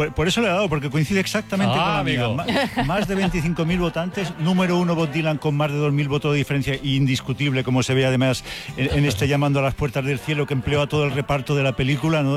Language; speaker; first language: Spanish; native; Spanish